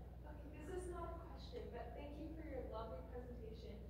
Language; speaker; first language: English; native; English